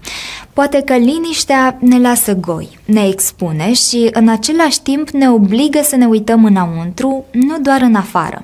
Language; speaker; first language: Romanian; native; Romanian